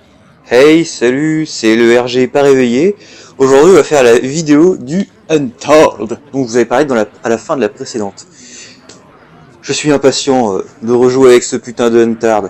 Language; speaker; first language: French; native; French